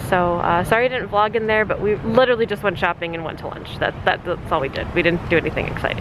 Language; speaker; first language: English; native; English